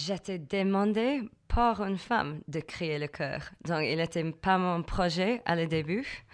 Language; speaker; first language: French; non-native, learner; English